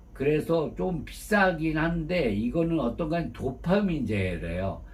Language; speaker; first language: Korean; native; Korean